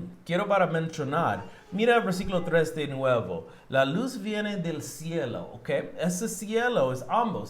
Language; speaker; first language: Spanish; non-native, learner; English